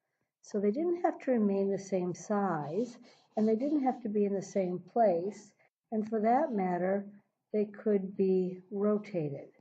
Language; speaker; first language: English; native; English